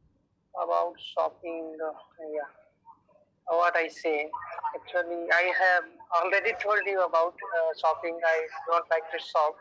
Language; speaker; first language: English; non-native, learner; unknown